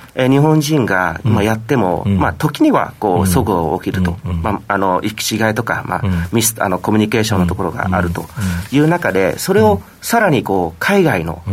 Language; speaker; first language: Japanese; non-native, fluent; Vietnamese